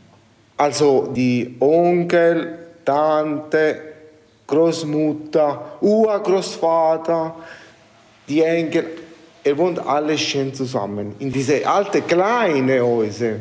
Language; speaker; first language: German; non-native, learner; Italian